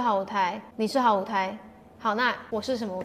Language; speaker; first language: Chinese; native; Chinese